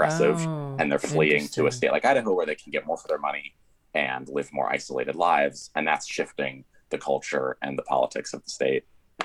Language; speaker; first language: English; native; English